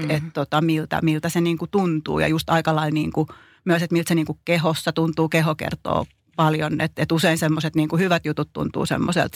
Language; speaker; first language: Finnish; native; Finnish